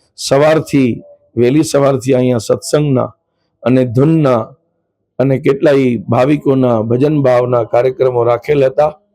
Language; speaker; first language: Gujarati; non-native, local second language; Sindhi